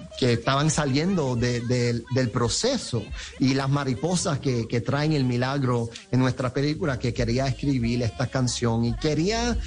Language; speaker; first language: Spanish; early bilingual, heritage; Spanish